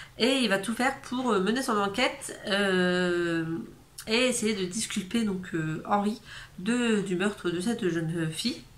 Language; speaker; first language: French; native; French